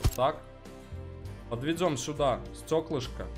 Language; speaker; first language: Russian; native; Russian